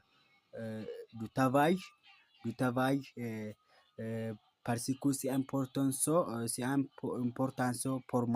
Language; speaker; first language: French; non-native, learner; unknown